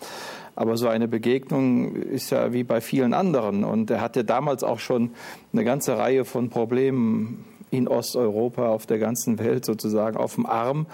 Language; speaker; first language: German; native; German